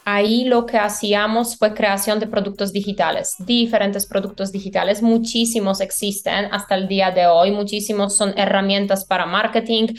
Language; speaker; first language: Spanish; non-native, fluent; Polish